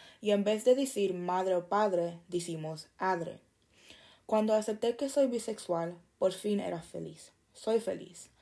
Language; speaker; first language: Spanish; early bilingual, heritage; Spanish